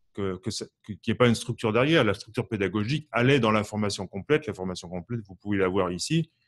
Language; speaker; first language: French; native; French